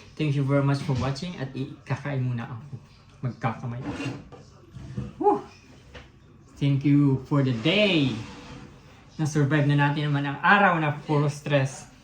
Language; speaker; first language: Filipino; non-native, local second language; Bikol